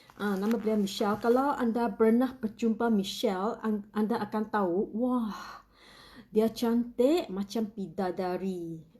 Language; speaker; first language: Malay; non-native, local second language; Chinese